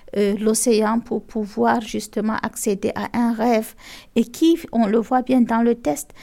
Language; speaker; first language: French; non-native, local second language; Fula